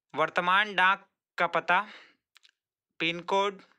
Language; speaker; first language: Hindi; native; Hindi